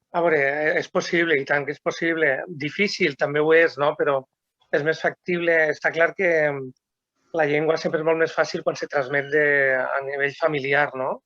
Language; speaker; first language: Catalan; non-native, local second language; Spanish